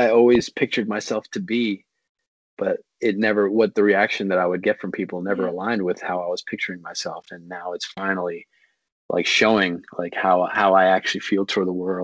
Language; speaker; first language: English; native; English